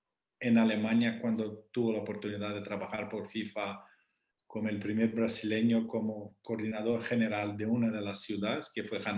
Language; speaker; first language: Spanish; non-native, fluent; Portuguese